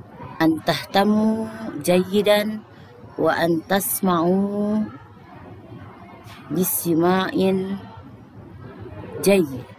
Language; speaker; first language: Arabic; non-native, fluent; Indonesian